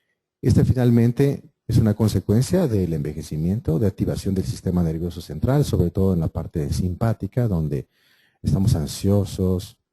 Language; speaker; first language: Spanish; native; Spanish